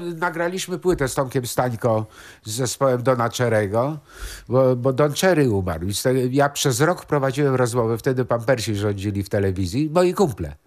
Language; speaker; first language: Polish; native; Polish